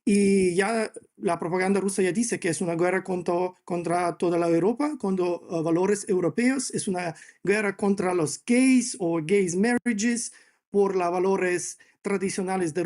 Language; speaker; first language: Spanish; non-native, fluent; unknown